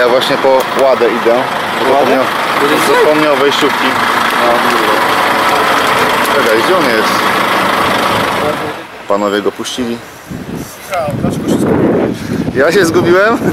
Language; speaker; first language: Polish; native; Polish